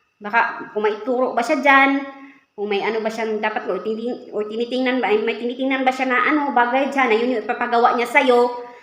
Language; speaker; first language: Filipino; native; Filipino